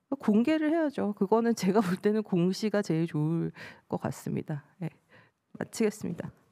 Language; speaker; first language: Korean; native; Korean